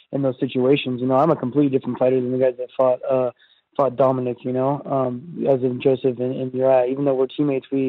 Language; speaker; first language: English; native; English